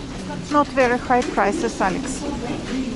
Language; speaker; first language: English; non-native, learner; Russian